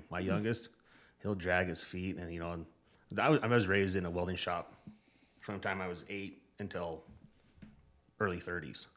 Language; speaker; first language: English; native; English